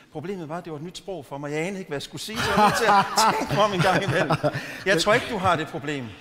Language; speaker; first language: Danish; native; Danish